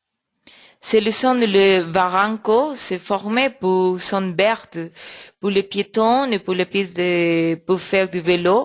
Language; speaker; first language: French; non-native, learner; Spanish